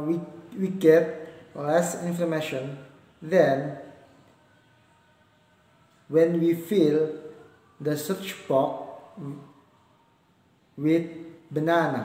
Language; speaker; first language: English; non-native, learner; Indonesian